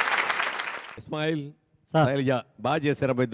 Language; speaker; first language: Telugu; native; Telugu